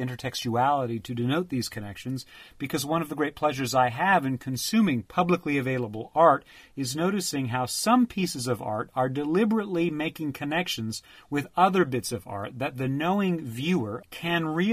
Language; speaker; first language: English; native; English